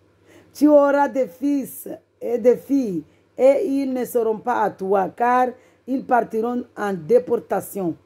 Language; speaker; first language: French; non-native, local second language; Comorian